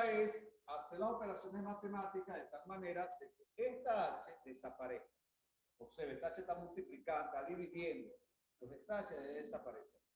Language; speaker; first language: Spanish; native; Spanish